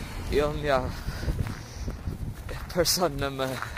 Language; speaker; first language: French; non-native, learner; English